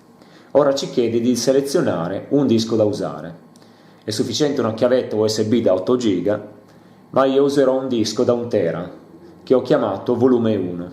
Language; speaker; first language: Italian; native; Italian